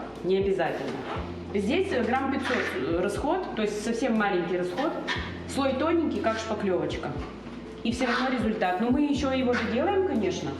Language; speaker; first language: Russian; native; Russian